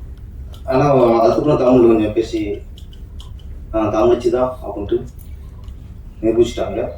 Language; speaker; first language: Tamil; native; Tamil